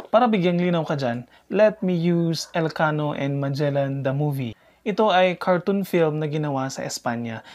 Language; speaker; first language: Filipino; native; Filipino